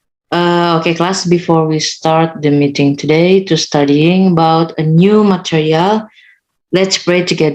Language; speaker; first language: English; non-native, learner; Indonesian